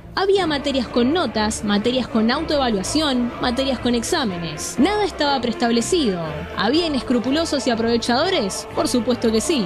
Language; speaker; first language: Spanish; native; Spanish